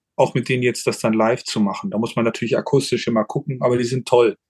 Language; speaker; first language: German; native; German